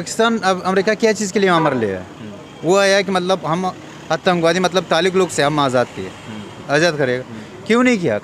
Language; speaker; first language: Hindi; non-native, learner; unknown